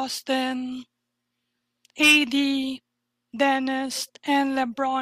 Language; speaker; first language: English; non-native, local second language; Filipino